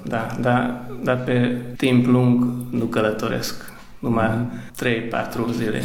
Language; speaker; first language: Romanian; early bilingual, heritage; Romanian